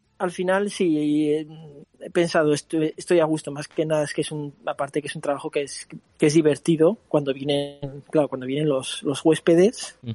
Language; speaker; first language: Spanish; native; Spanish